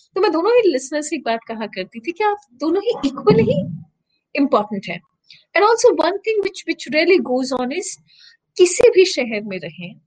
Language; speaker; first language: Hindi; native; Hindi